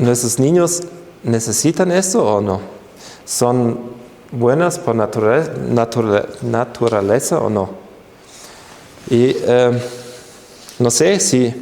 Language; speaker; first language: Spanish; non-native, fluent; German